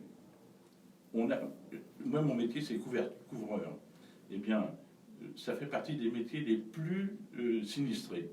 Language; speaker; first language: French; native; French